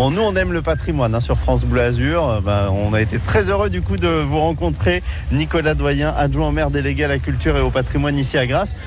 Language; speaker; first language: French; native; French